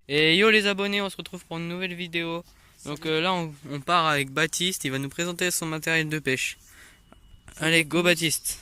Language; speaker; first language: French; native; French